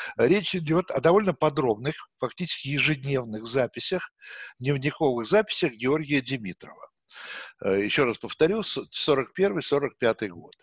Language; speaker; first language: Russian; native; Russian